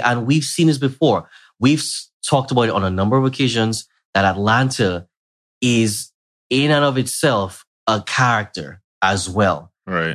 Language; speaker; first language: English; native; English